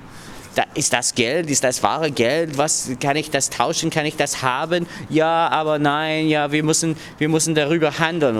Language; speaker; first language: German; non-native, fluent; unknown